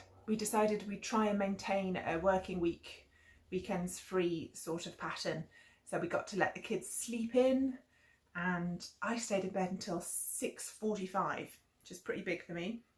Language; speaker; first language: English; native; English